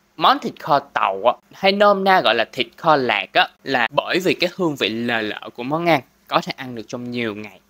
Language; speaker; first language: Vietnamese; non-native, local second language; Cantonese